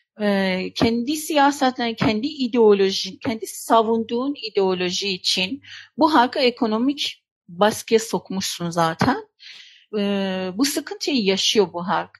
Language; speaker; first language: Turkish; non-native, fluent; Persian